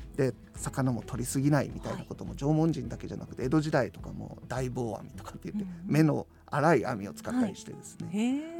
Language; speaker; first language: Japanese; native; Japanese